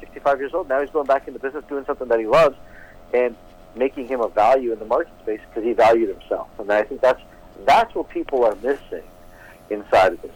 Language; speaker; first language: English; native; English